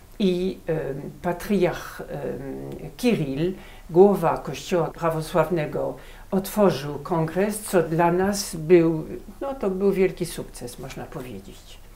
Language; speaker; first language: Polish; early bilingual, heritage; Polish